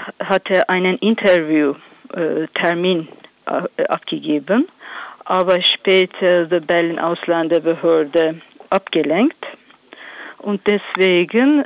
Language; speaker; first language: German; non-native, learner; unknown